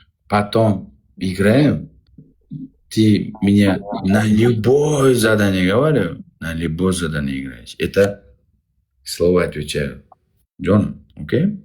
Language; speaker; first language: Russian; non-native, learner; Uzbek